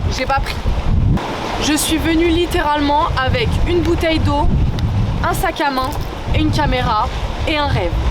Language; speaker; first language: French; native; French